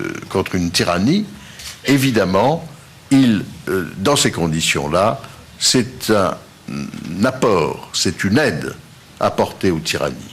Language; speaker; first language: French; native; French